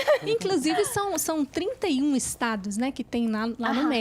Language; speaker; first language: Portuguese; native; Portuguese